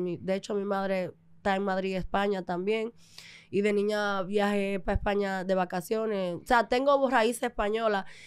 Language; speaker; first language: Spanish; early bilingual, other home language; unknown